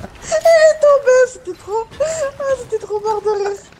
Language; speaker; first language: French; native; French